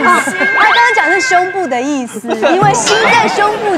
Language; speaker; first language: Chinese; native; Chinese